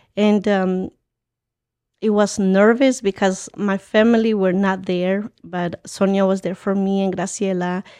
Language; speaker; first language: English; early bilingual, other home language; Spanish